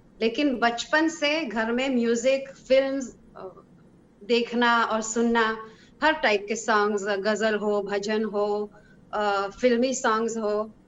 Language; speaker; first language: Hindi; early bilingual, heritage; Hebrew